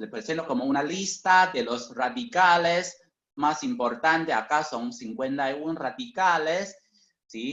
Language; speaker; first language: Spanish; non-native, fluent; Chinese